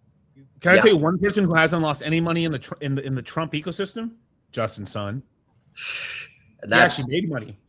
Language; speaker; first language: English; native; English